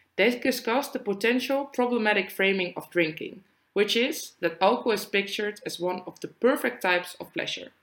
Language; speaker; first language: English; non-native, fluent; Dutch